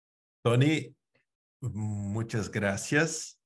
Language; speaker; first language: Spanish; non-native, fluent; Portuguese